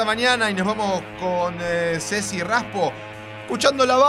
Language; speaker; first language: Spanish; native; Spanish